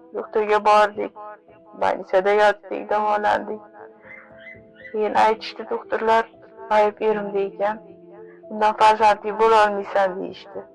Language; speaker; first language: Uzbek; native; Uzbek